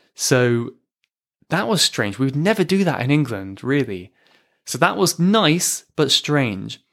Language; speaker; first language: English; native; English